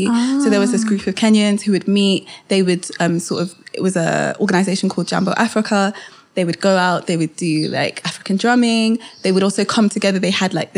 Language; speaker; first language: English; native; English